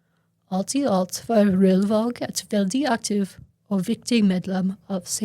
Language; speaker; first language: Norwegian; non-native, learner; English